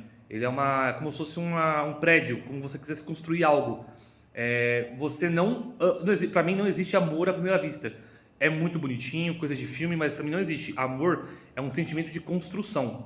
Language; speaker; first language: Portuguese; native; Portuguese